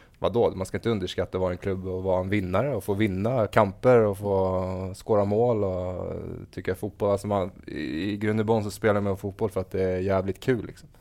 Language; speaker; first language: Swedish; native; Swedish